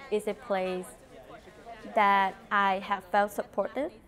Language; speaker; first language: English; non-native, fluent; Vietnamese